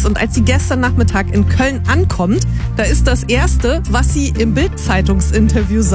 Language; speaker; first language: German; native; German